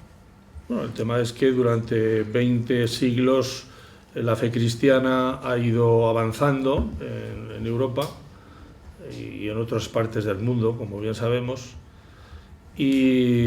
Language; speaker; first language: Spanish; native; Spanish